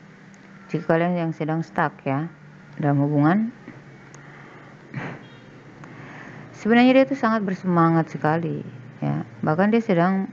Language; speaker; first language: Indonesian; native; Indonesian